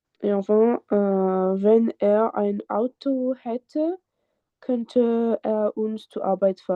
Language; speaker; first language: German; non-native, learner; French